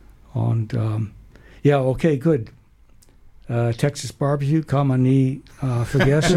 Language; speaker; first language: German; non-native, learner; English